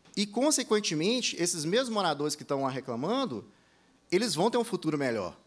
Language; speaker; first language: Portuguese; early bilingual, heritage; English